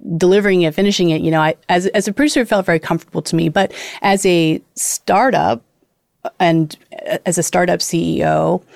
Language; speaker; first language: English; native; English